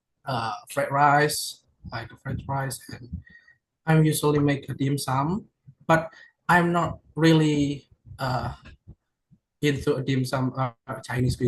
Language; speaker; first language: English; non-native, learner; Indonesian